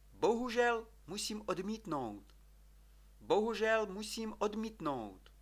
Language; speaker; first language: Czech; non-native, fluent; Ukrainian